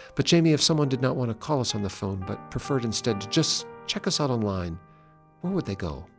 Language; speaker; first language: English; native; English